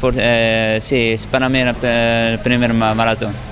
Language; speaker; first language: Spanish; non-native, fluent; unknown